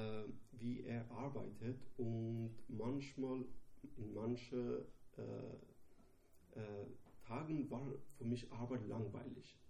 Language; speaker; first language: German; non-native, learner; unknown